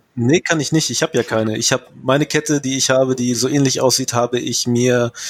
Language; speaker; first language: German; native; German